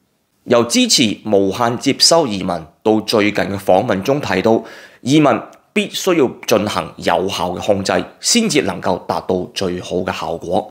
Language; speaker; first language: Cantonese; native; Cantonese